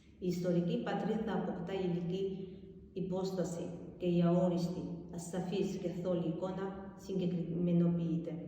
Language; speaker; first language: Greek; non-native, fluent; Georgian